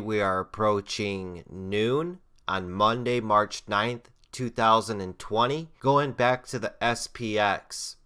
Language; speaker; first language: English; native; English